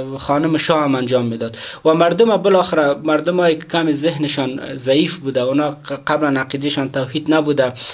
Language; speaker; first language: Persian; native; Persian